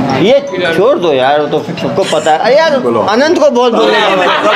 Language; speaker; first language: Hindi; native; Hindi